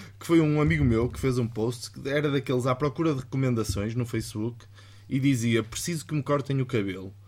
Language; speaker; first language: Portuguese; native; Portuguese